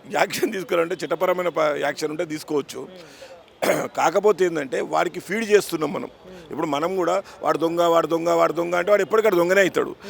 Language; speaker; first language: Telugu; native; Telugu